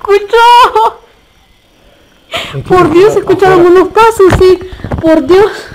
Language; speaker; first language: Spanish; native; Spanish